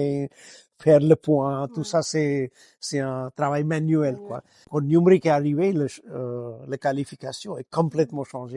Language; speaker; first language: French; non-native, fluent; Gujarati